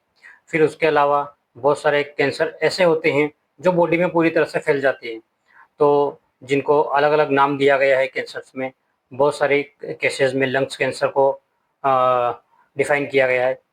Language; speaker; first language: Hindi; native; Hindi